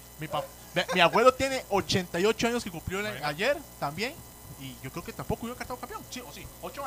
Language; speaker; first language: Spanish; native; Spanish